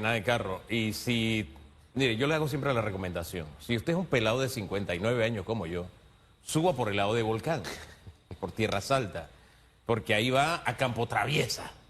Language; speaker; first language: Spanish; native; Spanish